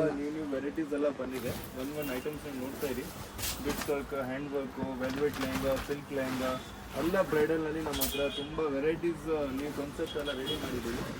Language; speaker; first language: Kannada; non-native, local second language; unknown